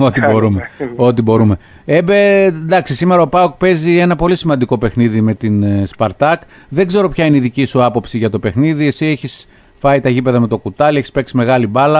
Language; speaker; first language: Greek; native; Greek